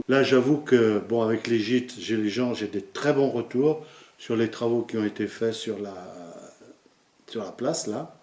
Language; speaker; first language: French; native; French